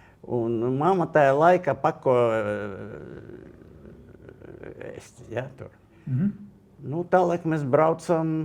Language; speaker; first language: Latvian; non-native, local second language; Russian